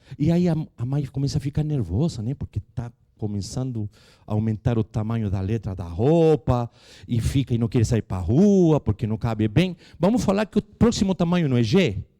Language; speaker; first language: Portuguese; non-native, fluent; Spanish